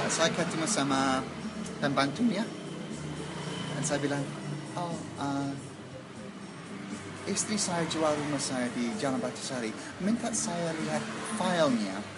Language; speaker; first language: Indonesian; non-native, learner; English